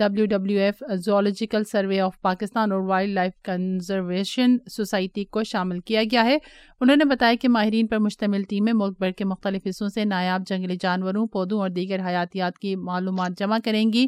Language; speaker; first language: Urdu; native; Urdu